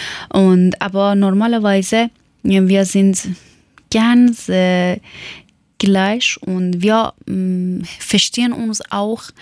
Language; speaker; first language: German; non-native, fluent; Persian